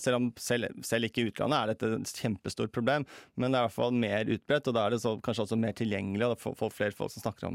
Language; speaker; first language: Norwegian; native; Norwegian